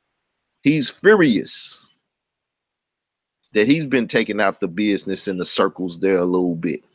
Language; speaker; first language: English; native; English